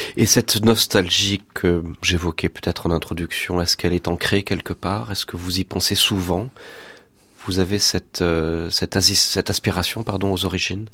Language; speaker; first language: French; native; French